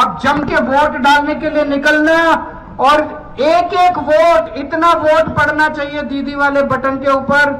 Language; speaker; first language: Hindi; native; Hindi